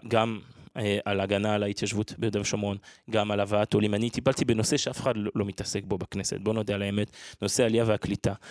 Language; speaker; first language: Hebrew; non-native, fluent; French